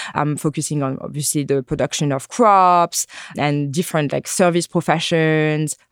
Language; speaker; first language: English; non-native, fluent; French